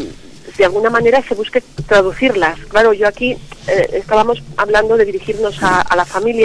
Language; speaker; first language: Spanish; native; Spanish